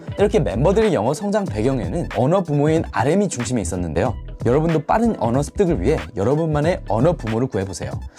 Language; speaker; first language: Korean; native; Korean